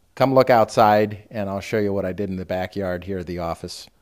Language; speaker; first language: English; native; English